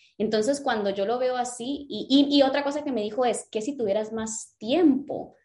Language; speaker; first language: Spanish; early bilingual, other home language; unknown